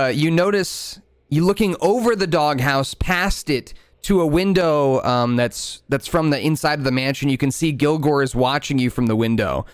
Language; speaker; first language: English; native; English